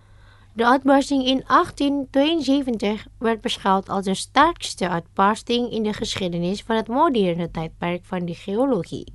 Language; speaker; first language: Dutch; non-native, learner; Indonesian